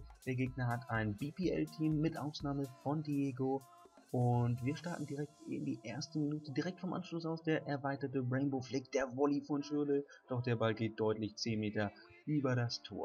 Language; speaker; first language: German; native; German